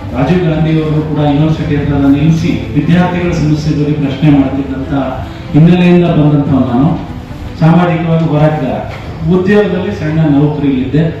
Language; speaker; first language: Kannada; non-native, local second language; Lambadi